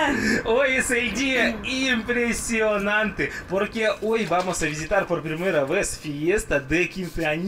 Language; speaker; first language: Spanish; non-native, fluent; Russian